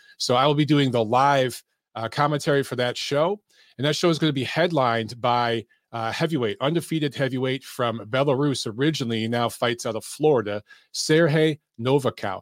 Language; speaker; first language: English; native; English